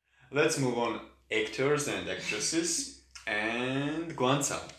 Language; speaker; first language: English; non-native, fluent; Georgian